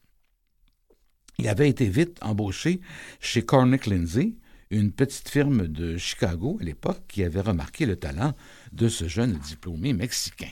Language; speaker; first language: French; native; French